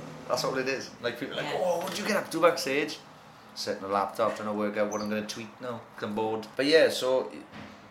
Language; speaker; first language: English; native; English